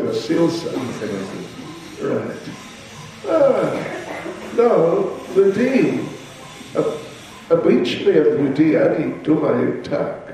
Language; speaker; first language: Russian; non-native, learner; English